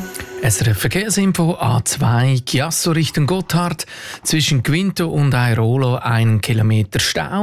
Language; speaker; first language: German; native; German